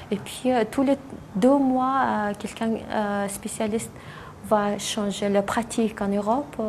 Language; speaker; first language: French; non-native, learner; Mongolian